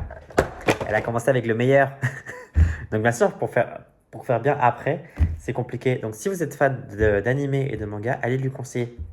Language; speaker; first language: French; native; French